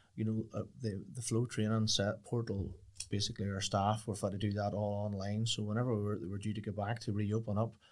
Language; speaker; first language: English; native; English